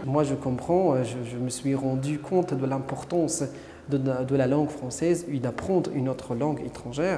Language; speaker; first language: French; non-native, fluent; Arabic